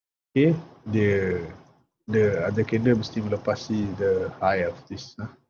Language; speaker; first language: English; non-native, local second language; Malay